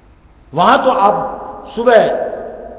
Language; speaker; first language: Hindi; native; Hindi